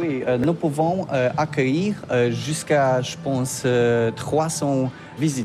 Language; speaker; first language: French; non-native, learner; Polish